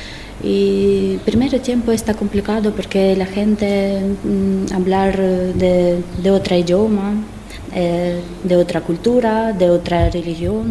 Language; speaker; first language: Spanish; non-native, learner; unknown